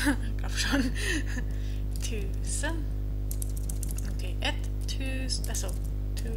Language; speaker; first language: Swedish; non-native, learner; German